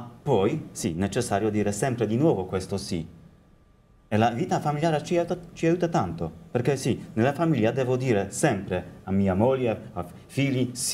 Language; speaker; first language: Italian; non-native, learner; Polish